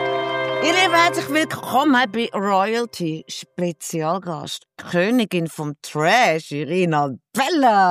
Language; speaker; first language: German; native; German